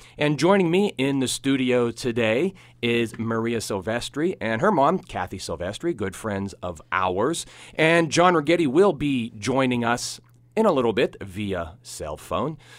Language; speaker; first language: English; native; English